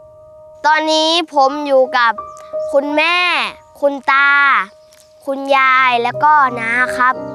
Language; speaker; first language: Thai; non-native, local second language; Northeastern Thai